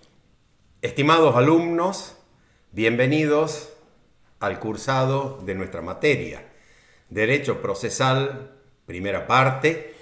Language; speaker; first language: Spanish; native; Spanish